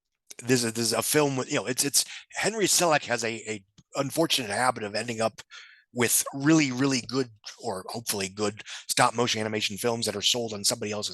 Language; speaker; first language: English; native; English